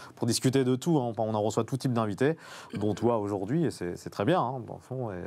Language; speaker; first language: French; native; French